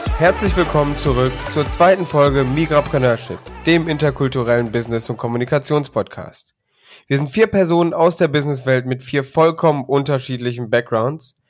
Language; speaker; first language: German; native; German